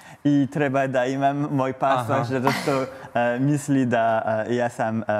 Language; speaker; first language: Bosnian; non-native, learner; French